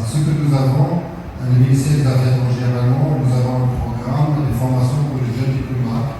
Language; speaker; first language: French; non-native, fluent; German